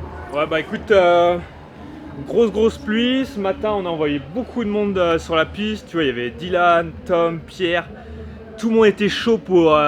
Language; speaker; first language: French; native; French